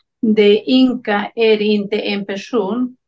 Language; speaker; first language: Swedish; non-native, learner; Spanish